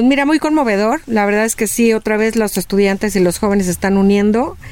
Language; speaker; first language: Spanish; native; Spanish